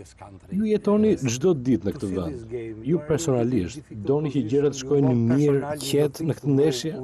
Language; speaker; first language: Albanian; native; Albanian